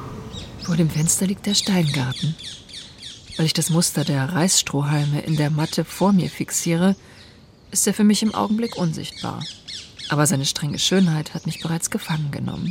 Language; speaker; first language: German; native; German